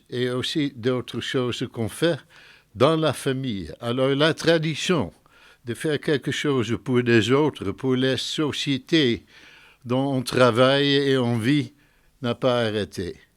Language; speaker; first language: French; non-native, fluent; Dutch